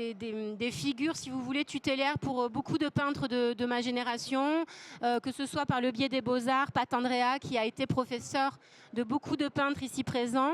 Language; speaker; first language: French; native; French